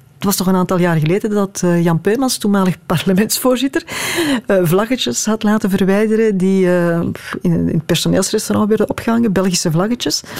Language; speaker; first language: Dutch; native; Dutch